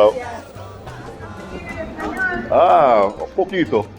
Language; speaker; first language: Spanish; non-native, learner; English